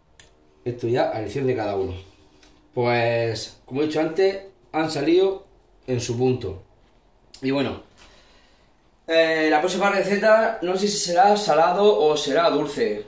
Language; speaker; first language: Spanish; native; Spanish